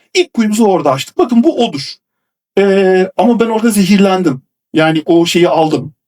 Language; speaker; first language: Turkish; native; Turkish